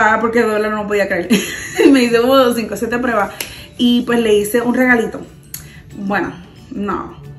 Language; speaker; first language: Spanish; early bilingual, heritage; Spanish